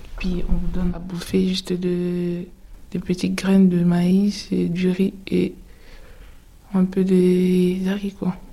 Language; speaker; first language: French; non-native, local second language; Lingala